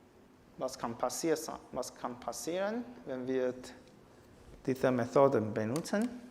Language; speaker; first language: German; non-native, fluent; Chinese